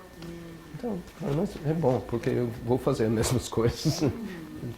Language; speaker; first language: Portuguese; non-native, learner; English